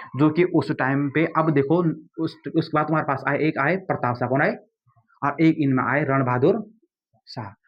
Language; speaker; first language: Hindi; native; Hindi